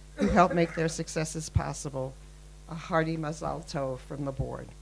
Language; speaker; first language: English; native; English